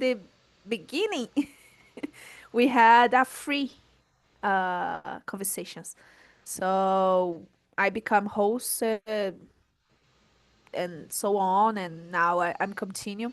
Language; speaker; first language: English; non-native, learner; Portuguese